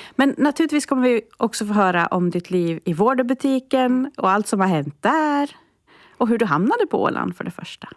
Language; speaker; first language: Swedish; native; Swedish